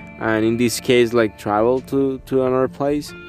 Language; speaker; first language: English; non-native, learner; Spanish